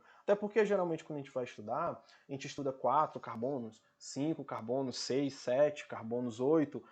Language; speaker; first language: Portuguese; native; Portuguese